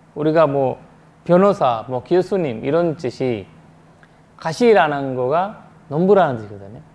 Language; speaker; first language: Korean; non-native, fluent; Sinhala